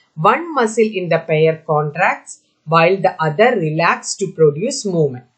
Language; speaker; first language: English; non-native, local second language; Malayalam